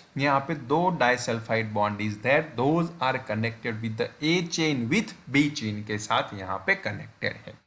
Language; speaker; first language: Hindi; non-native, local second language; Gujarati